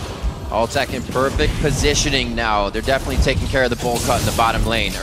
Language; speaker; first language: English; native; English